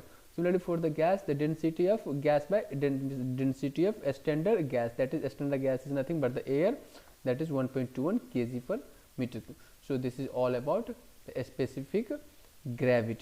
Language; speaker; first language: English; non-native, local second language; Hindi